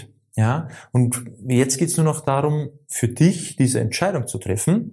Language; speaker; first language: German; native; German